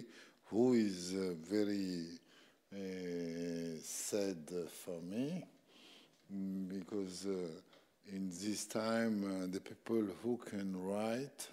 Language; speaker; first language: English; non-native, learner; French